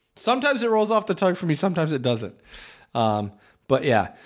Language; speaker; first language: English; native; English